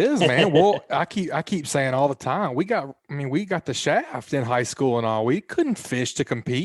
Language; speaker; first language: English; native; English